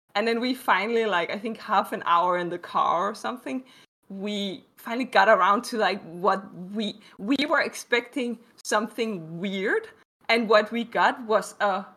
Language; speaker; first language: English; non-native, fluent; Danish